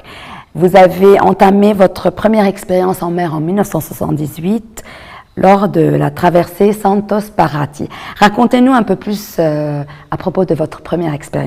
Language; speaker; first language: French; non-native, local second language; Arabic